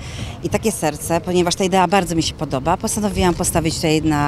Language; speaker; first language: Polish; native; Polish